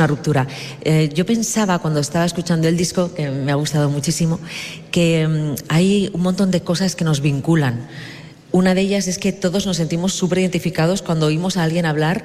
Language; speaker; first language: Spanish; native; Spanish